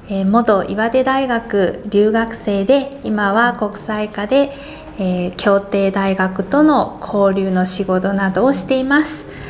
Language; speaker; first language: Japanese; non-native, fluent; Chinese